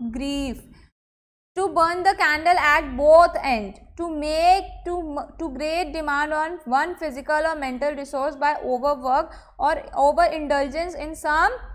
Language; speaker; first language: Hindi; native; Hindi